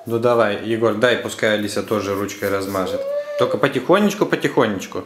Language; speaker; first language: Russian; native; Russian